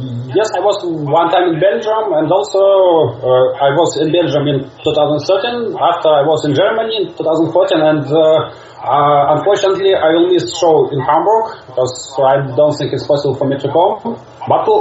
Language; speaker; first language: English; non-native, learner; Russian